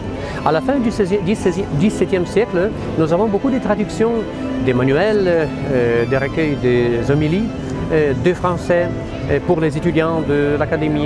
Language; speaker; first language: French; non-native, fluent; Ukrainian